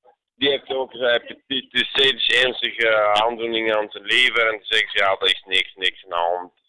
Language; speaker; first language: Dutch; non-native, local second language; Bosnian